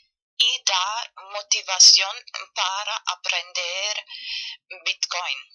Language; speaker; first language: Spanish; non-native, fluent; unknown